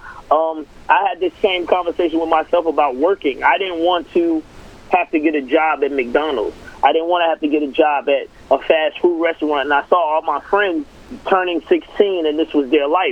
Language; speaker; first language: English; native; English